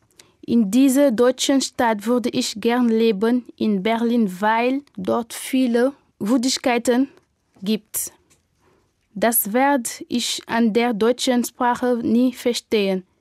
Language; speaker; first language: German; non-native, learner; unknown